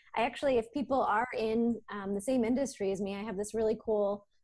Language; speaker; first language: English; native; English